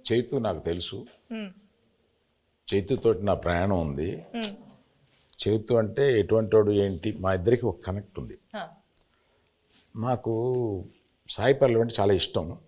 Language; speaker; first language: Telugu; native; Telugu